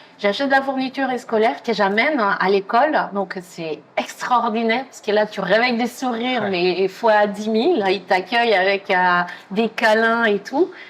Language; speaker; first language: French; non-native, fluent; Spanish